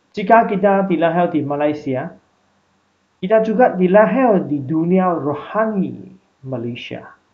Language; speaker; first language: Malay; non-native, local second language; Chinese